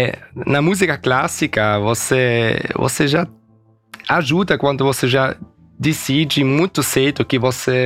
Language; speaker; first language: Portuguese; early bilingual, heritage; Portuguese